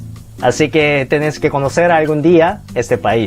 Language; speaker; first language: Spanish; non-native, fluent; Korean